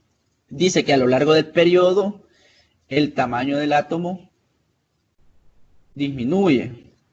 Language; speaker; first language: Spanish; native; Spanish